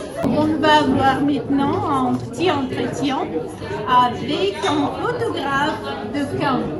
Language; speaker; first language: French; non-native, fluent; Russian